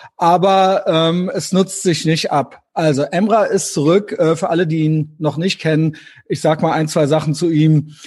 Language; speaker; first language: German; native; German